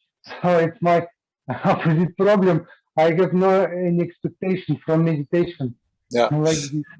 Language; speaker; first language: English; non-native, learner; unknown